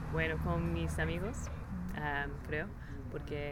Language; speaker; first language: Spanish; non-native, learner; English